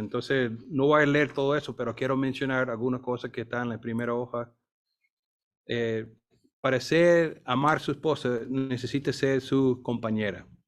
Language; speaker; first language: Spanish; non-native, fluent; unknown